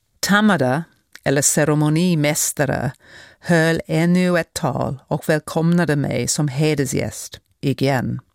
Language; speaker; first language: Swedish; non-native, fluent; English